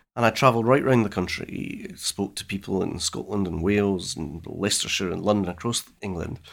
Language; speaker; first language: English; native; English